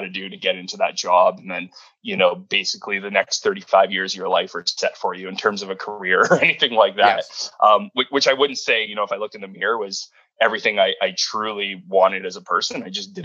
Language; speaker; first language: English; native; English